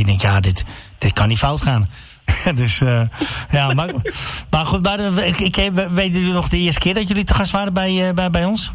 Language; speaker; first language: Dutch; native; Dutch